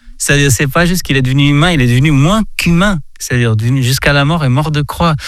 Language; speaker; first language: French; non-native, fluent; Portuguese